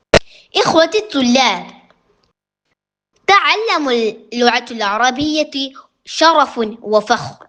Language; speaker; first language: Arabic; non-native, learner; Malayalam